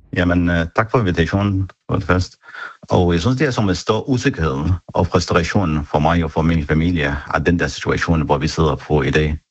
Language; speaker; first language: Danish; non-native, fluent; Arabic